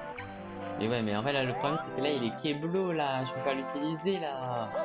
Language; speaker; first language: French; native; French